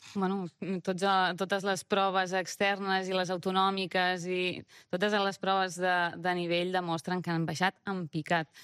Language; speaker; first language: Catalan; early bilingual, other home language; Romanian